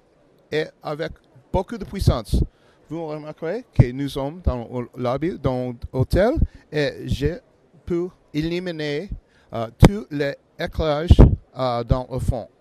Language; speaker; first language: French; non-native, learner; English